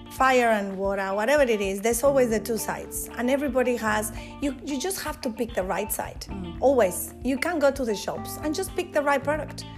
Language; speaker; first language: English; non-native, fluent; Spanish